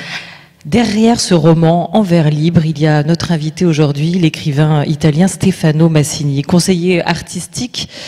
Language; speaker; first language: French; native; French